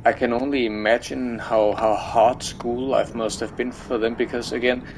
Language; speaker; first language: English; non-native, fluent; Danish